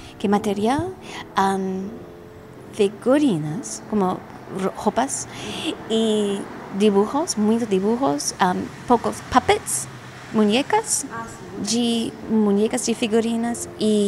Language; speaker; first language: Portuguese; non-native, learner; English